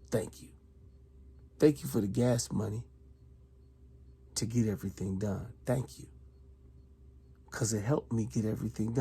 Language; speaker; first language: English; native; English